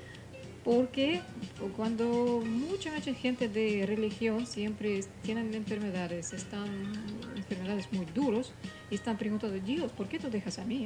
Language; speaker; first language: Spanish; non-native, fluent; Russian